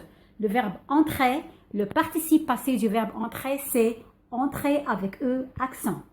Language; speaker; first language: French; non-native, fluent; Arabic